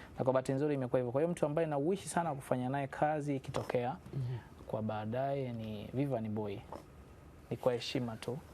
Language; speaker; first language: Swahili; non-native, local second language; Masai